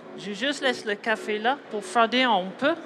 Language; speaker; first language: French; non-native, learner; English